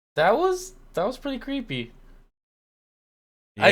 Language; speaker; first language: English; native; English